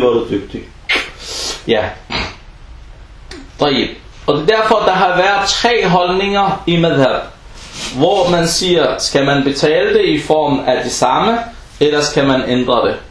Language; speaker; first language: Danish; early bilingual, other home language; Arabic